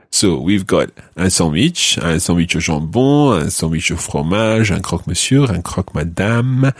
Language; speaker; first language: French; non-native, fluent; English